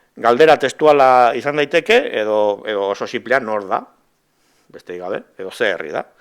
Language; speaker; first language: Basque; native; Basque